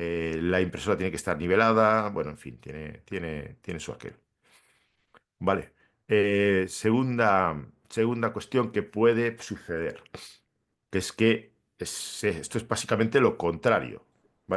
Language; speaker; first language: Spanish; native; Spanish